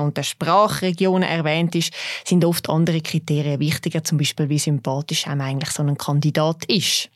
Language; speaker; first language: German; native; German